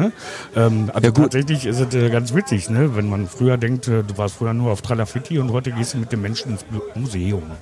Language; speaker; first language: German; native; German